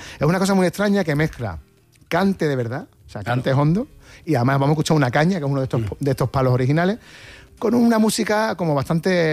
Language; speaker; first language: Spanish; native; Spanish